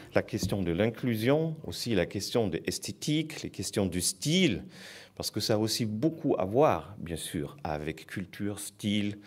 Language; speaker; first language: French; non-native, fluent; German